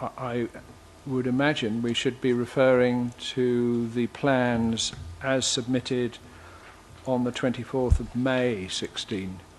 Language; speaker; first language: English; native; English